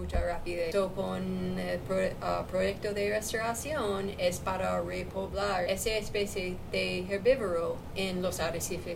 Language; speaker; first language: Spanish; non-native, learner; English